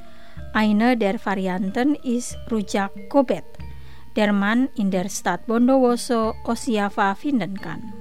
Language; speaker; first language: German; non-native, fluent; Indonesian